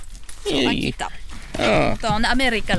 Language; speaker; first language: Finnish; non-native, learner; French